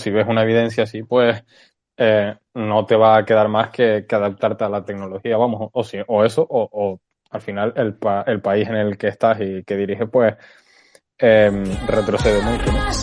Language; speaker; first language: Spanish; native; Spanish